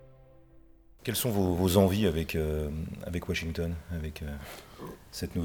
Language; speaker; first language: French; native; French